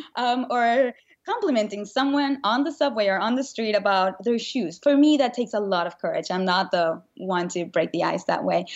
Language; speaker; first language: English; non-native, fluent; Spanish